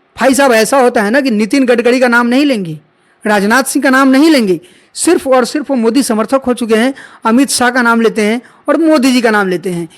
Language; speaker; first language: Hindi; native; Hindi